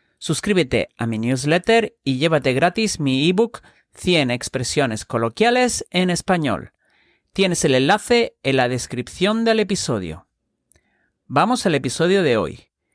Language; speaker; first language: Spanish; native; Spanish